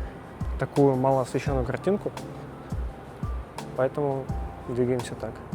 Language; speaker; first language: Russian; native; Russian